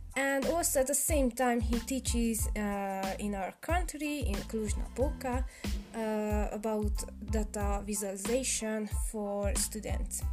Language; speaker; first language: English; non-native, learner; Hungarian